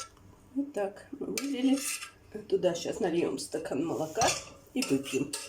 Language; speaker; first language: Russian; native; Russian